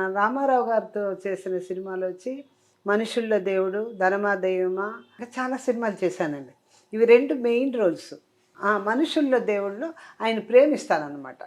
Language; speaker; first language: Telugu; native; Telugu